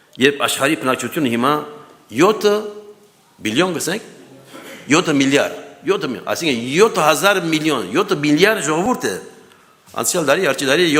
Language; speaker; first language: Armenian; early bilingual, heritage; Armenian